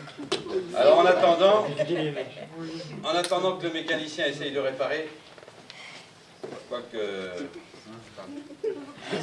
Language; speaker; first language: French; native; French